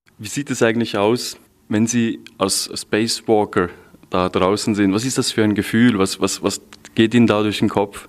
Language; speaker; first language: German; native; German